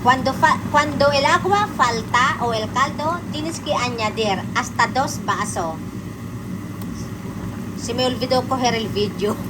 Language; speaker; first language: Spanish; non-native, fluent; Filipino